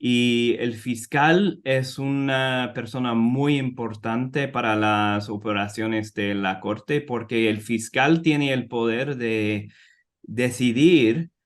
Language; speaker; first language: Spanish; non-native, fluent; English